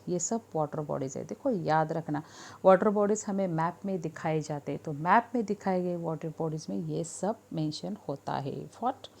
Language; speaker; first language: Hindi; non-native, local second language; Marathi